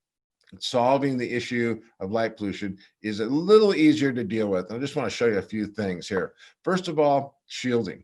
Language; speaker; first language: English; native; English